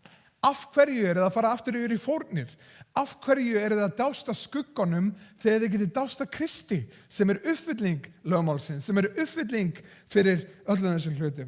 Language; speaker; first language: Icelandic; non-native, fluent; English